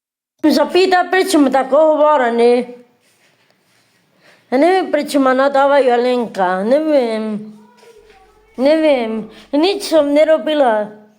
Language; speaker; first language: Slovak; non-native, local second language; Romany